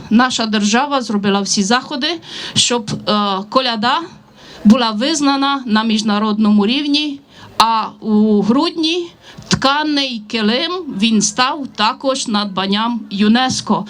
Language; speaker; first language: Ukrainian; non-native, fluent; Romanian